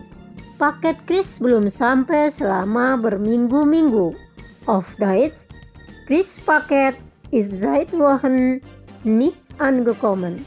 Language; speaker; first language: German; non-native, fluent; Indonesian